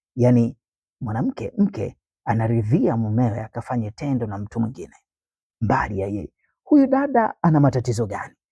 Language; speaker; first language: Swahili; native; Swahili